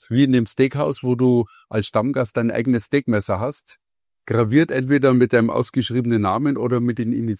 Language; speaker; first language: German; native; German